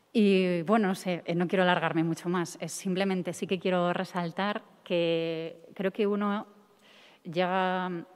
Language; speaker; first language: Spanish; native; Spanish